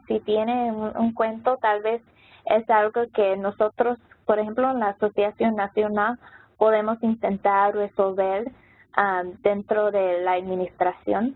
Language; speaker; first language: Spanish; non-native, local second language; English